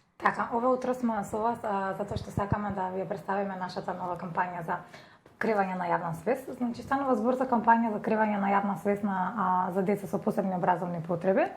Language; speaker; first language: Macedonian; native; Macedonian